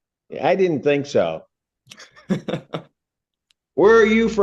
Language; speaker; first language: English; native; English